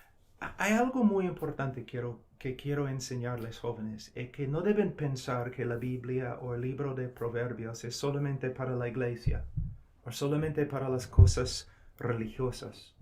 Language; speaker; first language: Spanish; non-native, fluent; English